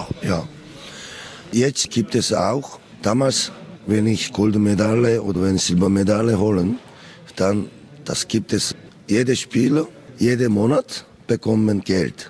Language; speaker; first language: German; non-native, learner; Korean